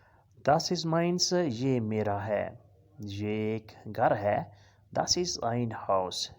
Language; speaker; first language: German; non-native, learner; Urdu